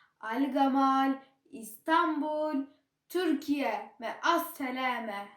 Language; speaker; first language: Turkish; non-native, learner; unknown